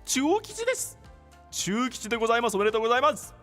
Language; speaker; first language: Japanese; non-native, fluent; English